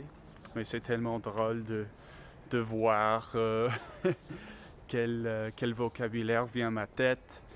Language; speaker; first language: French; non-native, learner; English